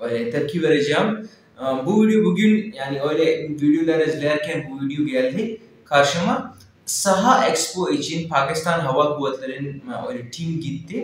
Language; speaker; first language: Turkish; non-native, fluent; Urdu